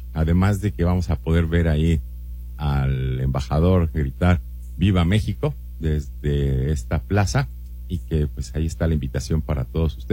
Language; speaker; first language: Spanish; native; Spanish